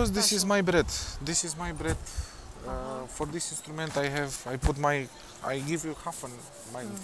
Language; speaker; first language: English; non-native, learner; Romanian